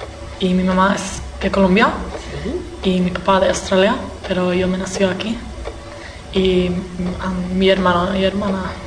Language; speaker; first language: Spanish; early bilingual, heritage; English